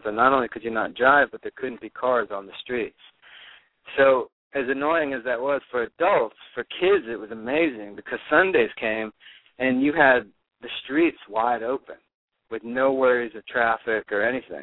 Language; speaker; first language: English; native; English